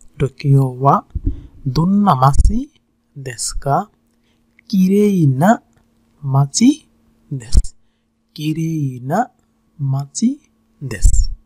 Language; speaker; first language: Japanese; non-native, fluent; Bangla